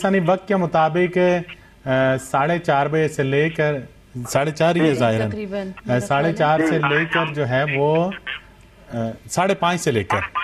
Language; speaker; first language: Urdu; native; Urdu